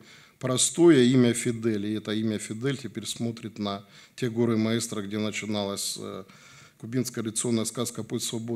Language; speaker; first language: Russian; native; Russian